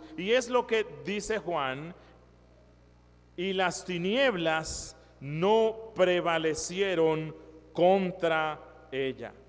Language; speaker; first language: Spanish; native; Spanish